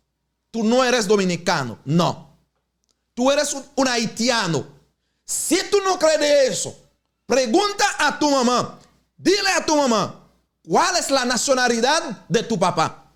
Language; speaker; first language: Spanish; non-native, learner; Haitian Creole